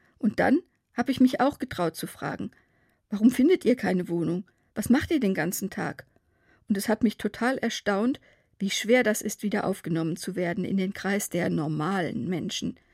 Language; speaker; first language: German; native; German